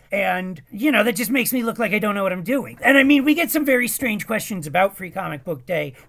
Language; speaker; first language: English; native; English